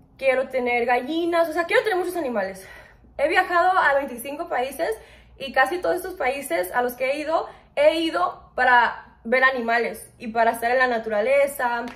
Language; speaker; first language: Spanish; early bilingual, heritage; Spanish